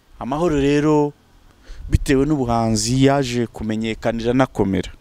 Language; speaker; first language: Kinyarwanda; early bilingual, heritage; Kinyarwanda